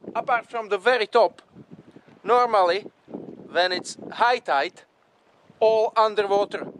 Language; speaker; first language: English; non-native, fluent; Czech